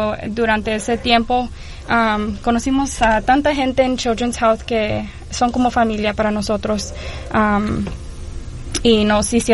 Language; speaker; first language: Spanish; early bilingual, heritage; Spanish